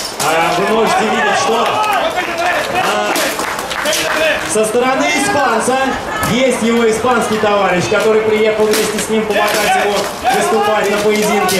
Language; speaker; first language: Russian; native; Russian